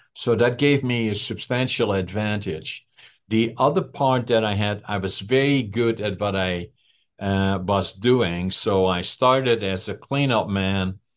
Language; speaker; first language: English; non-native, fluent; Dutch